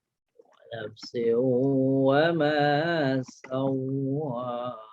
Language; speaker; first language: Arabic; non-native, fluent; Indonesian